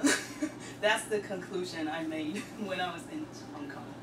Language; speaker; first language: English; non-native, learner; Chinese